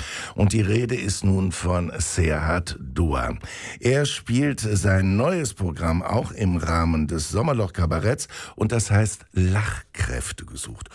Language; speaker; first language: German; native; German